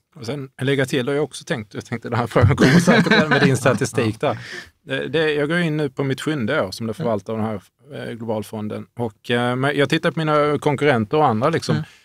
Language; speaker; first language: Swedish; native; Swedish